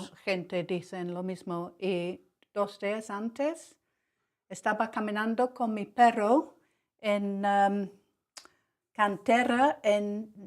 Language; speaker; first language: Spanish; non-native, learner; English